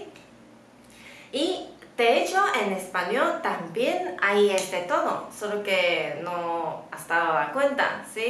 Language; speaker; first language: Spanish; non-native, fluent; Chinese